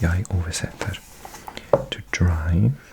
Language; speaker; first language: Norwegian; non-native, learner; English